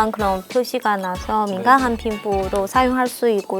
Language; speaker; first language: Korean; non-native, fluent; Chinese